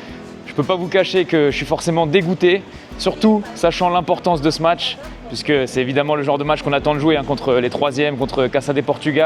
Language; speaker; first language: French; native; French